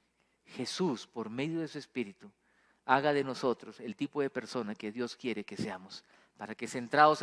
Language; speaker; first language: Spanish; native; Spanish